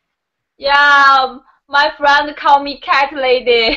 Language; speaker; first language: English; non-native, learner; Chinese